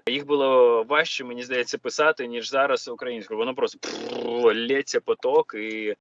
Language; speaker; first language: Ukrainian; non-native, local second language; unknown